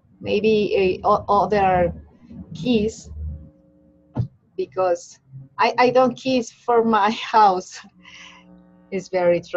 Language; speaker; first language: English; non-native, learner; Spanish